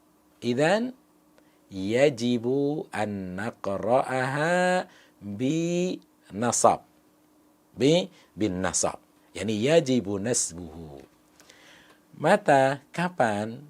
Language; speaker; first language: Arabic; non-native, fluent; Indonesian